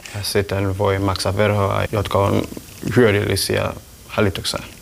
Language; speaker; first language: Finnish; non-native, learner; Swahili